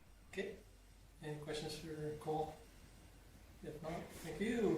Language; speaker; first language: English; native; English